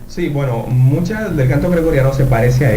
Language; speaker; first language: Spanish; native; Spanish